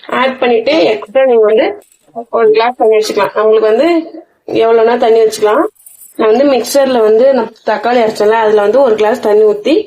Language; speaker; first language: Tamil; native; Tamil